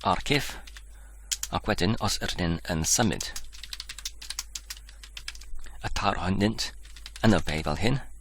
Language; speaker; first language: Welsh; non-native, learner; English